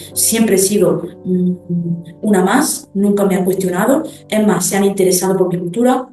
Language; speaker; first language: Spanish; early bilingual, other home language; Arabic